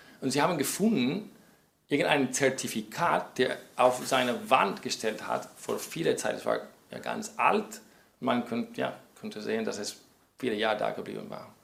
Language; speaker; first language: German; non-native, fluent; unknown